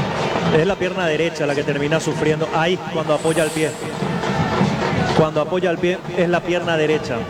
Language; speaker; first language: Spanish; native; Spanish